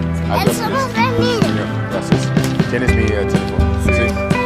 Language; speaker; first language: Spanish; non-native, learner; English